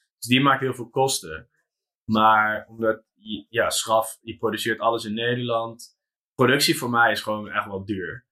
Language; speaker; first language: Dutch; native; Dutch